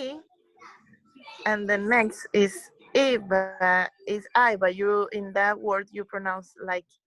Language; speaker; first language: English; non-native, learner; Spanish